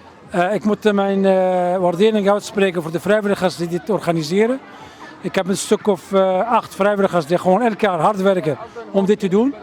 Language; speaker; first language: Dutch; early bilingual, other home language; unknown